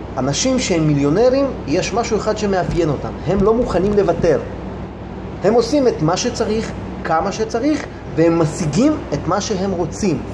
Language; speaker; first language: Hebrew; early bilingual, other home language; Russian